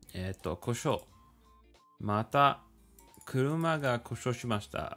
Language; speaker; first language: Japanese; non-native, learner; English